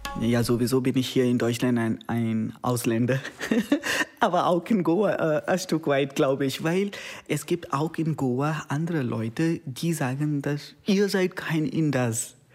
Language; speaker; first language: German; non-native, learner; Konkani